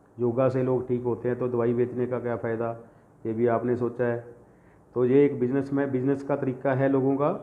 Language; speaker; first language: Hindi; non-native, local second language; Punjabi